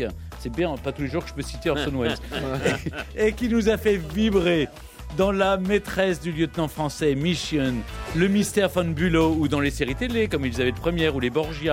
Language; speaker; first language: French; native; French